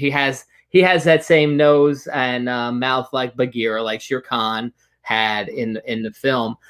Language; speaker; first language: English; native; English